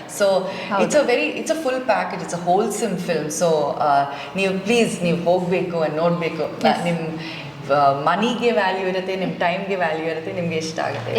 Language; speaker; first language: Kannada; non-native, local second language; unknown